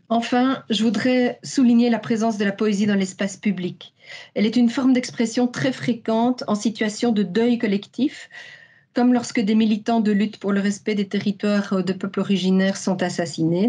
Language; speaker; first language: French; native; French